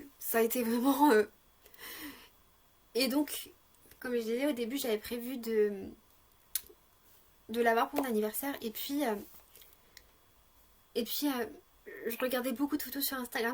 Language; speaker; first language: French; native; French